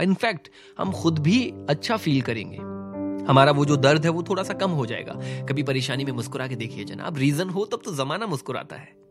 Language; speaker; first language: Hindi; native; Hindi